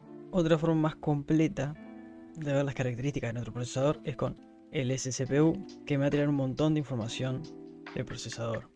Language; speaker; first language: Spanish; native; Spanish